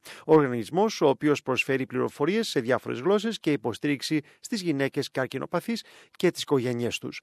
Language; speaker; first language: Greek; native; Greek